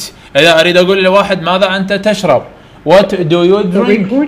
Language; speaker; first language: Arabic; native; Arabic